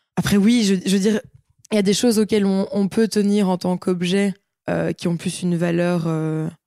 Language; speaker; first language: French; native; French